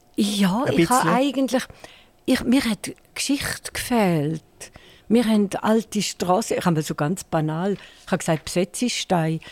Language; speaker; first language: German; native; German